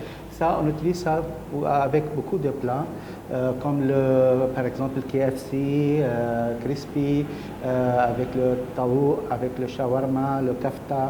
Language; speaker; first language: French; non-native, learner; Arabic